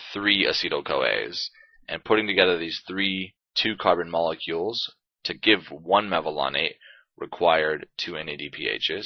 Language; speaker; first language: English; native; English